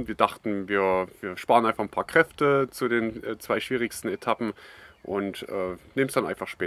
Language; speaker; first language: German; native; German